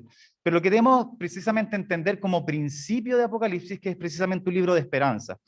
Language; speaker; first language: Spanish; native; Spanish